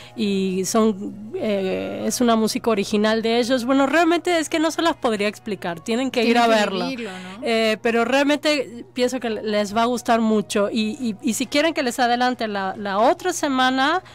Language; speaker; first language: Spanish; native; Spanish